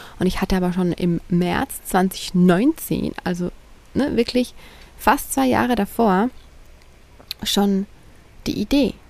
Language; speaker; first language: German; native; German